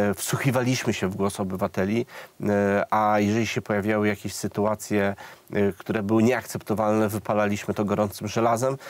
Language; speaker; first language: Polish; native; Polish